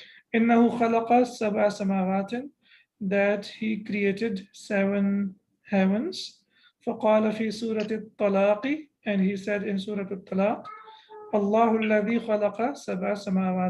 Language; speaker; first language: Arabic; non-native, fluent; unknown